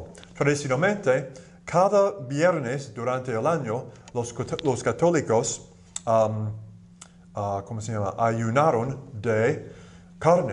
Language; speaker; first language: Spanish; non-native, fluent; English